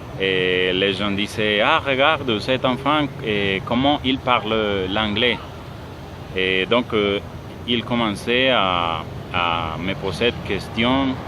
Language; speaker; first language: French; non-native, fluent; Spanish